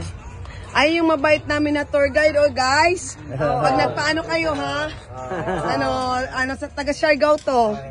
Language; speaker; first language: Filipino; non-native, local second language; Cebuano